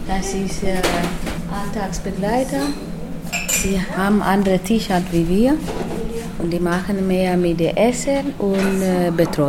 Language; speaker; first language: German; non-native, fluent; Albanian